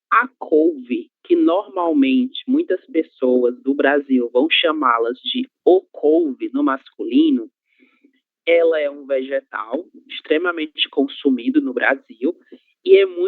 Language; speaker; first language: Portuguese; native; Portuguese